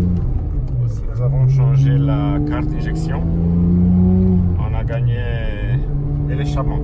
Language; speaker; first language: French; non-native, fluent; Romanian